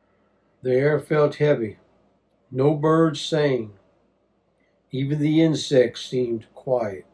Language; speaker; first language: English; native; English